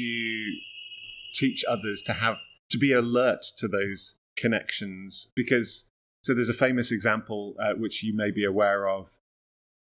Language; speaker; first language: English; native; English